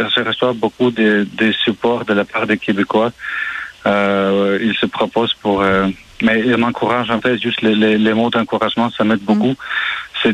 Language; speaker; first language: French; non-native, fluent; Ukrainian